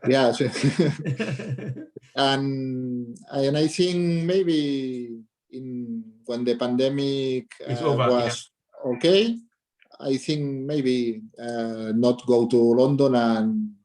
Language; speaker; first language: English; non-native, learner; Catalan